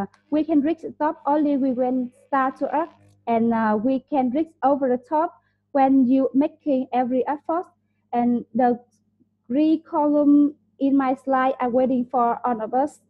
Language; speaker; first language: English; non-native, learner; Vietnamese